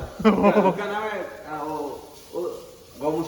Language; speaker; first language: Hindi; non-native, local second language; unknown